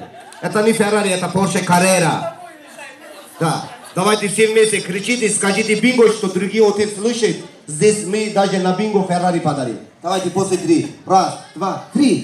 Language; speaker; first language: Russian; non-native, learner; Turkish